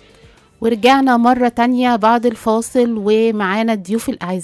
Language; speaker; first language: Arabic; native; Arabic